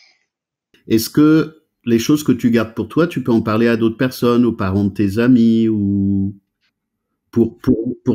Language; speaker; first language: French; native; French